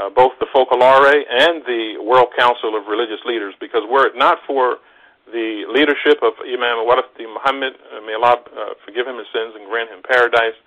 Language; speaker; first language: English; native; English